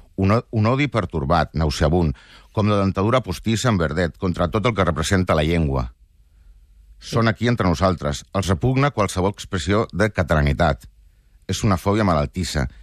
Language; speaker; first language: Catalan; non-native, local second language; Spanish